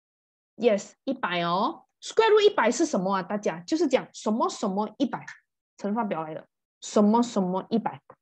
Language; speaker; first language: Chinese; native; Chinese